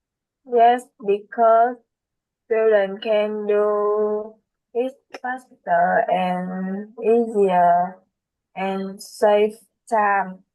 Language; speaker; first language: English; non-native, learner; Vietnamese